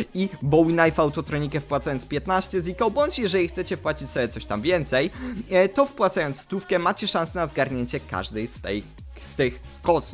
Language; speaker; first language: Polish; native; Polish